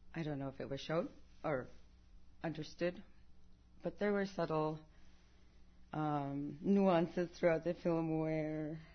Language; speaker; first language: English; early bilingual, other home language; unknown